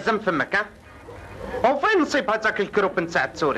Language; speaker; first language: Arabic; native; Arabic